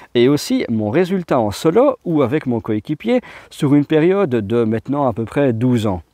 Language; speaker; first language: French; native; French